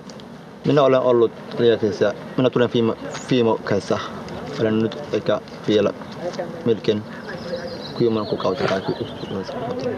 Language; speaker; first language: Finnish; non-native, learner; Somali